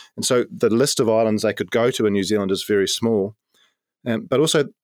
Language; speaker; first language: English; native; English